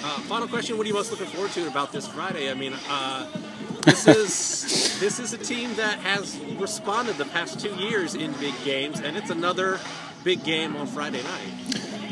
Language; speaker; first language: English; native; English